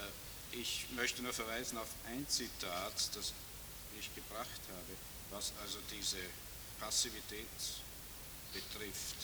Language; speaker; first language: German; native; German